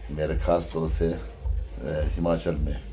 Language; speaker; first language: Hindi; non-native, local second language; Tibetan